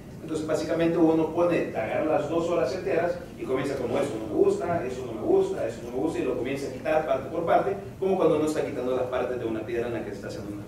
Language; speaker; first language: Spanish; native; Spanish